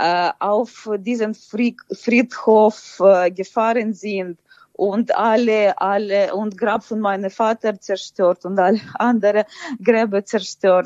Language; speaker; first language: German; non-native, fluent; Ukrainian